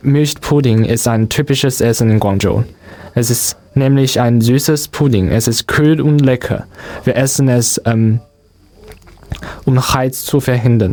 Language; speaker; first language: German; non-native, learner; Chinese